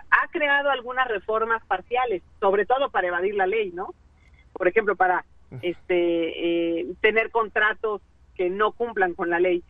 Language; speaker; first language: Spanish; native; Spanish